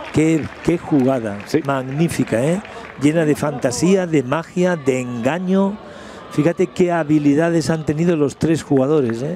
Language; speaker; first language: Spanish; native; Spanish